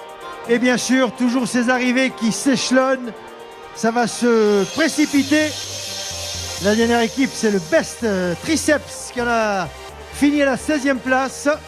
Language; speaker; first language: French; native; French